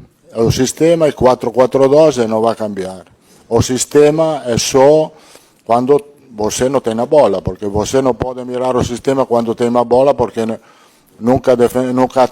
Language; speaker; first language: Portuguese; non-native, fluent; Italian